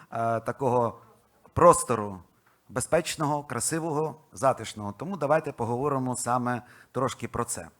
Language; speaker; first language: Ukrainian; non-native, local second language; Russian